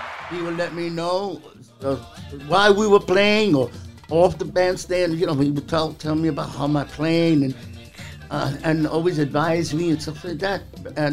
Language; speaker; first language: English; early bilingual, other home language; Spanish